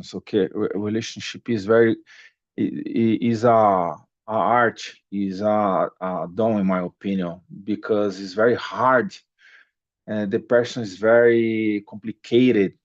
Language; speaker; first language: English; non-native, learner; Portuguese